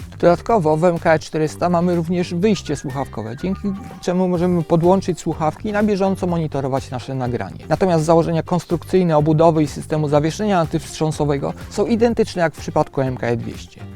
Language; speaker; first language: Polish; native; Polish